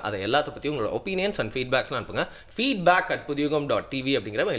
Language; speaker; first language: Tamil; native; Tamil